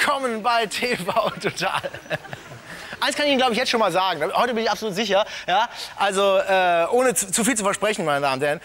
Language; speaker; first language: German; native; German